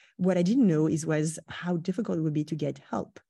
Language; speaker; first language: English; non-native, fluent; French